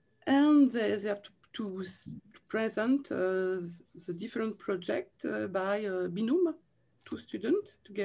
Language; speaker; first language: English; non-native, learner; French